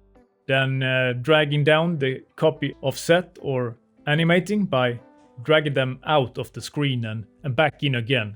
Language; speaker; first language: English; non-native, fluent; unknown